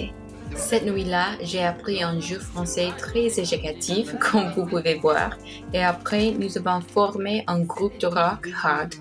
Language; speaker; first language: French; non-native, learner; English